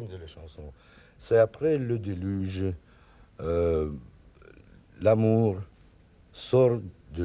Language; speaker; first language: French; non-native, learner; Russian